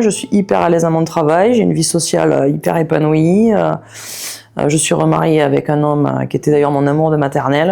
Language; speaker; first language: French; native; French